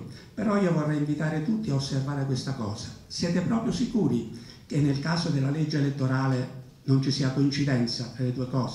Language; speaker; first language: Italian; native; Italian